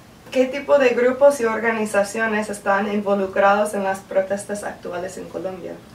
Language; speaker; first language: Spanish; non-native, fluent; English